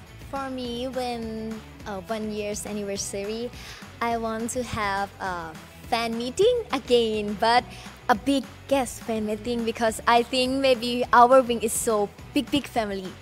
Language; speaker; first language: English; non-native, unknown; Thai